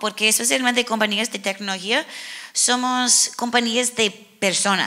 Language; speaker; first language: Spanish; non-native, learner; English